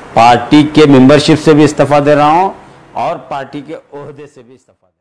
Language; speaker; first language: Hindi; non-native, local second language; Urdu